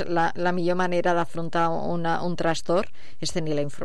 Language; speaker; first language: Catalan; native; Catalan